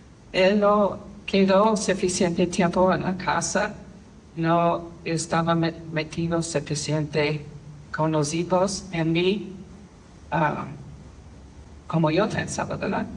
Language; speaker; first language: Spanish; non-native, fluent; English